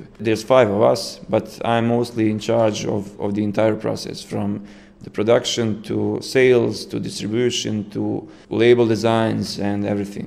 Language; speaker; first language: English; non-native, fluent; Serbian